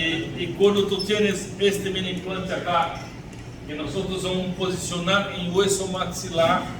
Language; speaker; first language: Spanish; non-native, learner; Portuguese